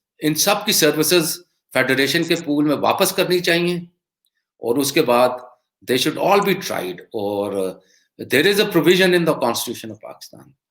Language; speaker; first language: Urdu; non-native, local second language; Punjabi